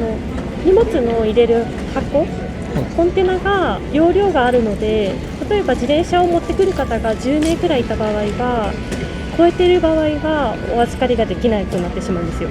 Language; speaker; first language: Japanese; native; Japanese